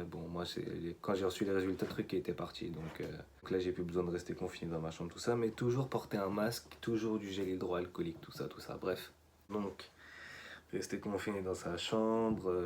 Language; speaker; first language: French; native; French